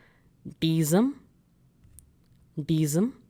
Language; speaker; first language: German; non-native, fluent; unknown